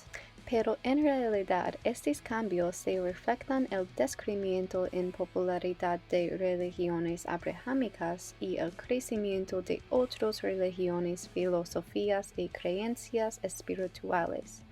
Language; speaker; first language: Spanish; non-native, learner; English